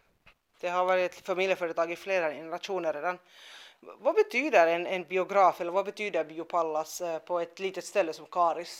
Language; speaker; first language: Swedish; native; Swedish